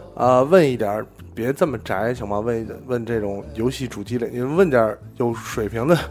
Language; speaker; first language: Chinese; non-native, fluent; Russian